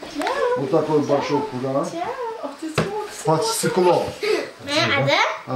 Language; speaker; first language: Russian; non-native, local second language; Azerbaijani